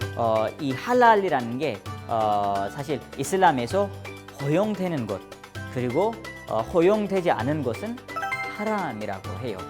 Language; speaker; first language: Korean; non-native, fluent; Urdu